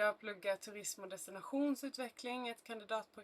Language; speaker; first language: Swedish; native; Swedish